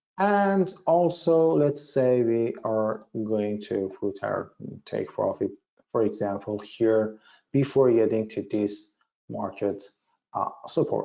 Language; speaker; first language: English; non-native, fluent; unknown